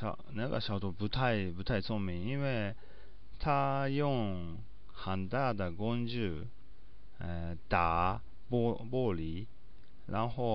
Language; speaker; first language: Chinese; non-native, learner; Japanese